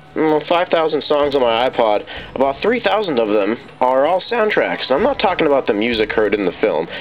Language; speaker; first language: English; native; English